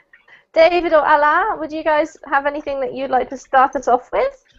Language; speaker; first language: English; native; English